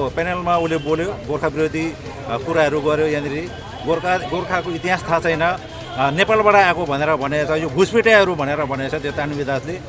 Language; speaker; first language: Nepali; native; Nepali